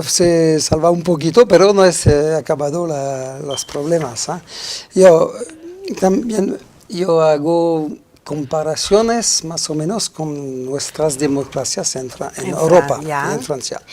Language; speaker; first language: Spanish; non-native, fluent; French